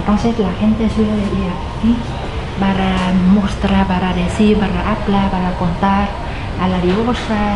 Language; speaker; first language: Spanish; non-native, learner; Vietnamese